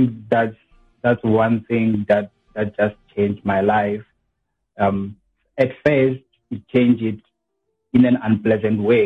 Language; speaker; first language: English; non-native, local second language; Southern Sotho